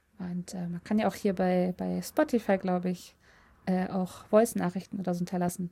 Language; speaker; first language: German; early bilingual, other home language; Polish